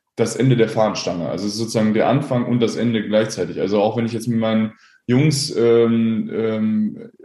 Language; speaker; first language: German; native; German